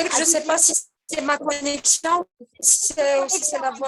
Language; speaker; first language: French; non-native, local second language; Arabic